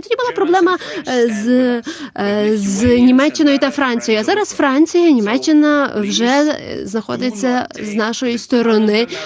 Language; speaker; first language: Ukrainian; non-native, learner; Lithuanian